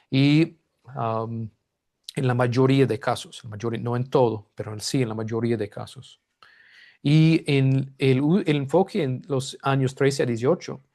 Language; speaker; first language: Spanish; non-native, fluent; English